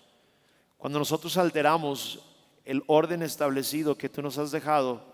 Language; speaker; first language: Spanish; native; Spanish